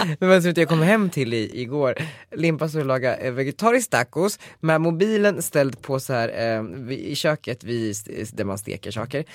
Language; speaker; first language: Swedish; native; Swedish